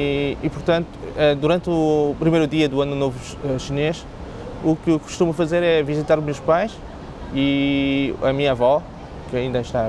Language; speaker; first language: Portuguese; non-native, local second language; Cantonese